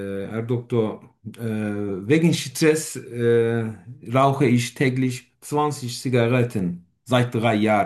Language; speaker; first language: German; non-native, fluent; Turkish